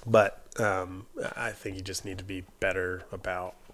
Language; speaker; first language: English; native; English